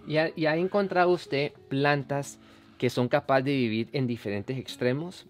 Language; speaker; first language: Spanish; native; Spanish